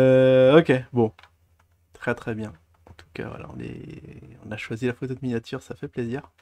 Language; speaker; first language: French; native; French